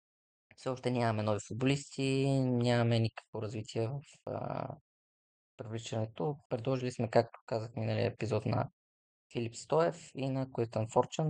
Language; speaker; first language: Bulgarian; native; Bulgarian